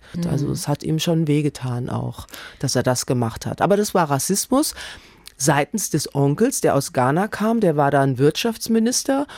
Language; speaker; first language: German; native; German